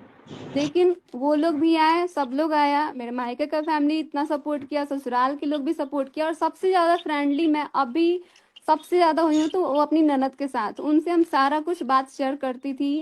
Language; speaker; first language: Hindi; native; Hindi